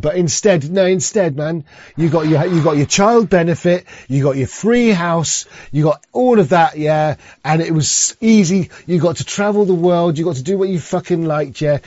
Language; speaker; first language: English; native; English